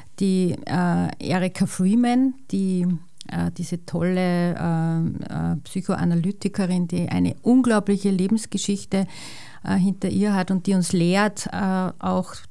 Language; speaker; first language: German; native; German